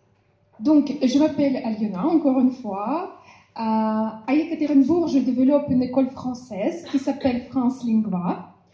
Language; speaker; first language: French; non-native, fluent; Russian